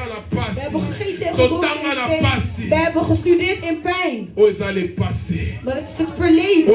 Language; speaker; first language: Dutch; non-native, learner; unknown